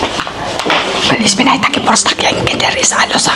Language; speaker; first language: German; non-native, learner; Cebuano